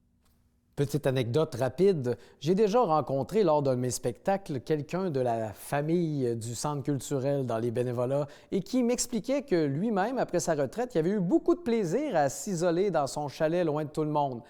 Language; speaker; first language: French; native; French